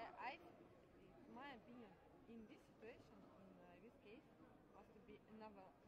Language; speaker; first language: English; non-native, learner; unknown